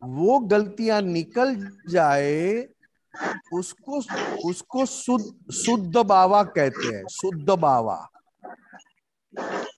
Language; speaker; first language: Hindi; non-native, local second language; Gujarati